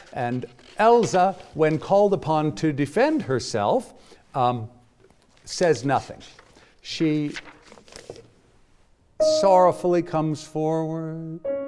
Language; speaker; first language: English; native; English